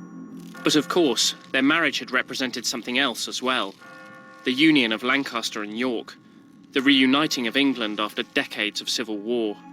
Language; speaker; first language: English; native; English